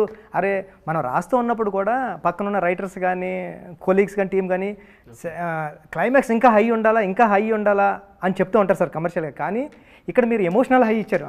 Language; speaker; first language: Telugu; native; Telugu